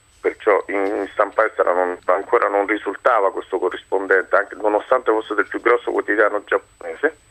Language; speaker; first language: Italian; non-native, fluent; Japanese